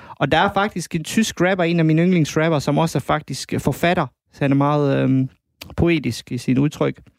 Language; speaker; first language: Danish; early bilingual, other home language; Bosnian